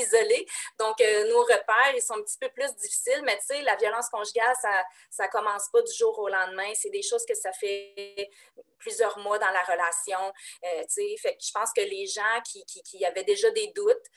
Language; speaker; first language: French; native; French